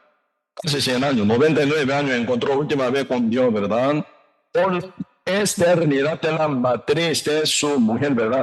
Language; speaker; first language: Spanish; non-native, learner; Korean